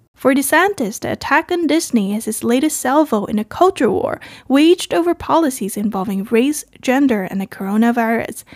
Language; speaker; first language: English; non-native, fluent; Chinese